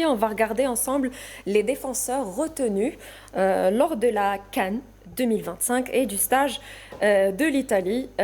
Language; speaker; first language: French; native; French